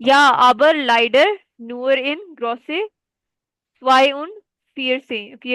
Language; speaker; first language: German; non-native, fluent; Urdu